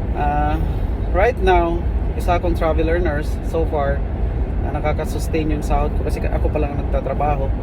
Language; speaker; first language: Filipino; native; Filipino